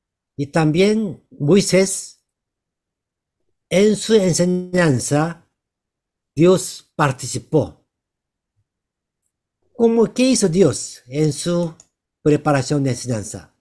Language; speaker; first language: Spanish; non-native, learner; Korean